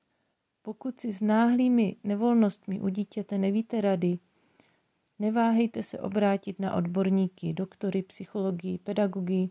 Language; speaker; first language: Czech; native; Czech